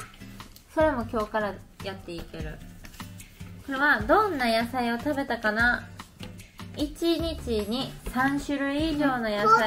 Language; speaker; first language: Japanese; native; Japanese